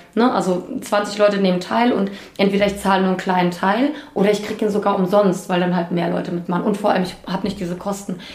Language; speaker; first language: German; native; German